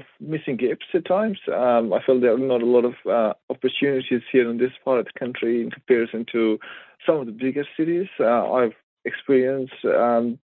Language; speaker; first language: English; non-native, local second language; Persian